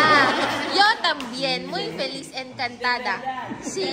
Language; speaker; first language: Spanish; non-native, learner; Filipino